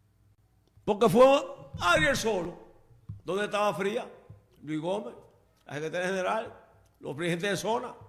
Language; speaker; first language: Spanish; native; Spanish